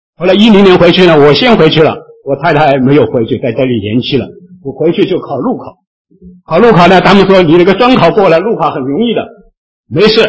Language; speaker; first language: Chinese; native; Chinese